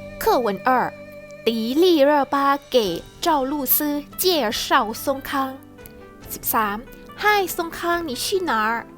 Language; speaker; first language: Chinese; non-native, fluent; Thai